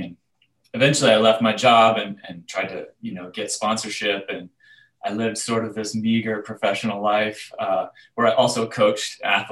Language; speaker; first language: English; native; English